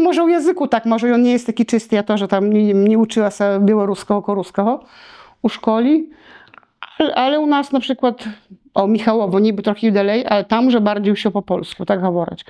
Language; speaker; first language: Polish; non-native, local second language; Belarusian